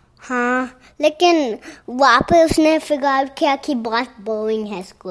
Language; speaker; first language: Hindi; early bilingual, heritage; Hindi